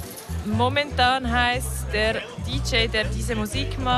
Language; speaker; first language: German; native; German